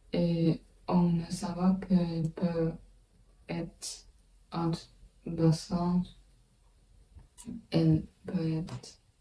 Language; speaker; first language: French; non-native, learner; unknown